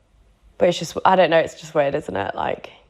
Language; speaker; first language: English; native; English